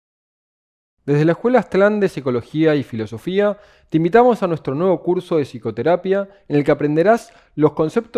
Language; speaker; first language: Spanish; native; Spanish